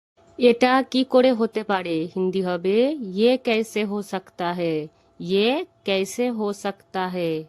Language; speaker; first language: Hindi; non-native, fluent; Bangla